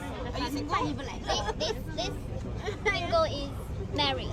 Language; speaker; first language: English; non-native, learner; Chinese